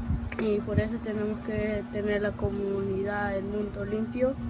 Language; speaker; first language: Spanish; early bilingual, heritage; Spanish